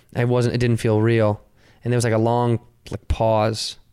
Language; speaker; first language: English; native; English